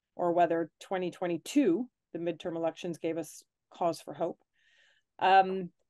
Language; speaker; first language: English; native; English